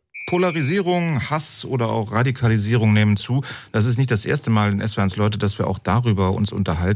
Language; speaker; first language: German; native; German